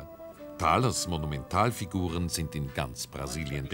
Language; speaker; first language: German; native; German